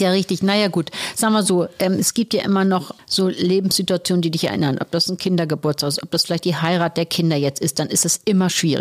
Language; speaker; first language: German; native; German